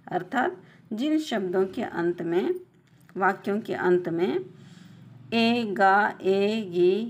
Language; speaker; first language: Hindi; non-native, local second language; Telugu